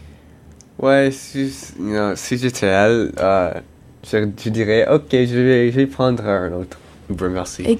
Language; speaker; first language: French; non-native, local second language; English